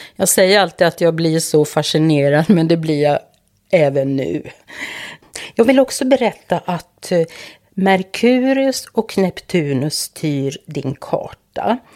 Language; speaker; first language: Swedish; native; Swedish